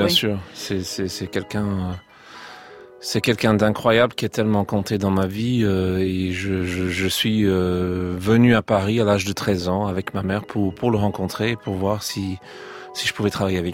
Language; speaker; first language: French; non-native, fluent; English